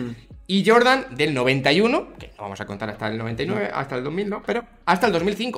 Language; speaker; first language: Spanish; native; Spanish